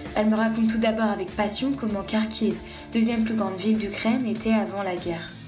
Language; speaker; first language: French; native; French